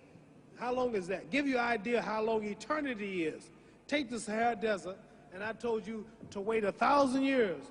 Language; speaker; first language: English; native; English